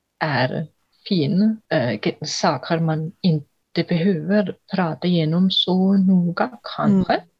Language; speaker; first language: Swedish; non-native, fluent; German